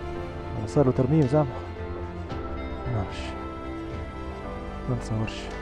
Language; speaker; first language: Arabic; native; Arabic